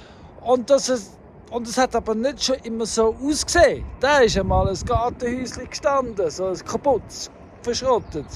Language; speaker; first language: German; non-native, fluent; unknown